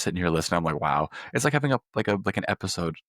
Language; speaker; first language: English; native; English